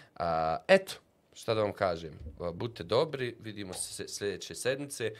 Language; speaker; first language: Bosnian; native; Bosnian